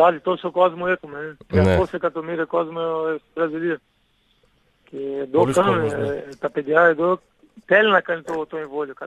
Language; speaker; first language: Greek; non-native, learner; Portuguese